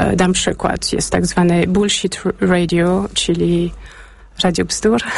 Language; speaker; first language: Polish; early bilingual, heritage; Polish